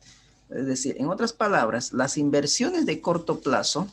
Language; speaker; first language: Spanish; native; Spanish